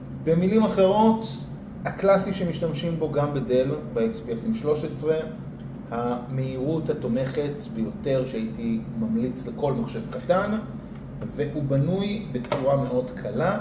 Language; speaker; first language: Hebrew; native; Hebrew